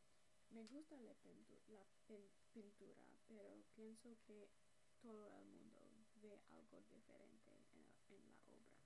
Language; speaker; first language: Spanish; non-native, learner; English